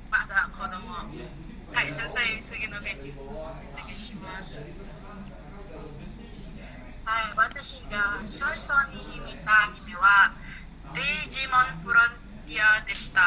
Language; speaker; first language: Japanese; non-native, learner; Indonesian